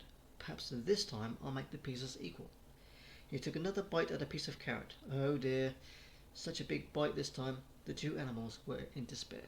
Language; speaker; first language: English; native; English